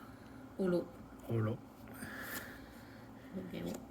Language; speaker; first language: Chinese; non-native, fluent; French